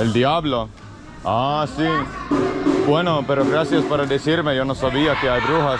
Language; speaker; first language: Spanish; non-native, learner; Finnish